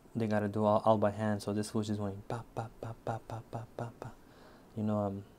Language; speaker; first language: English; native; English